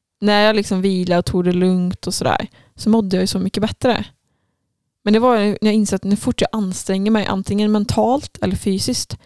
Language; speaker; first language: Swedish; native; Swedish